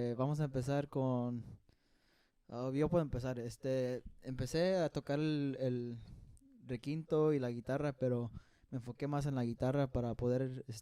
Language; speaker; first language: Spanish; early bilingual, other home language; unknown